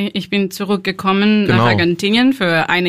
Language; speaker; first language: German; non-native, learner; Spanish